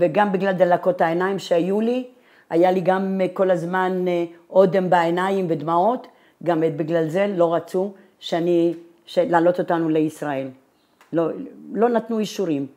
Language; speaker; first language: Hebrew; non-native, fluent; Italian